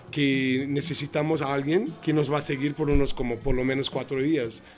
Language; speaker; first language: Spanish; non-native, fluent; English